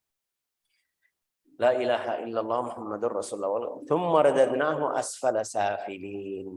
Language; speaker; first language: Indonesian; non-native, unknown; Arabic